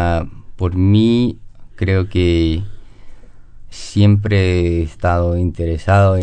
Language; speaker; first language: Spanish; non-native, learner; English